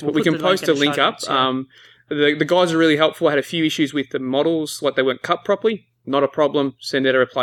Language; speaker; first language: English; native; English